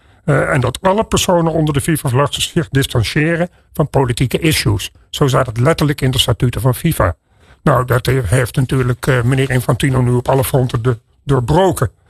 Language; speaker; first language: Dutch; native; Dutch